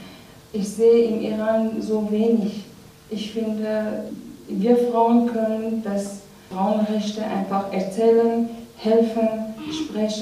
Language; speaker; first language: German; non-native, learner; Persian